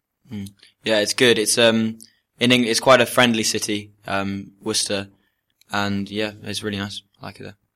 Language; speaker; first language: English; native; English